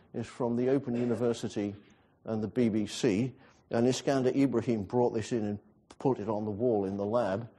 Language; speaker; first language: English; native; English